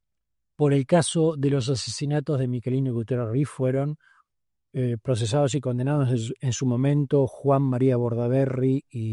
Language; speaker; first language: Spanish; native; Spanish